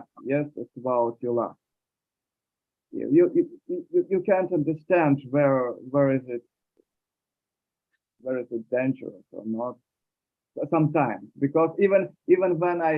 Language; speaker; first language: English; non-native, learner; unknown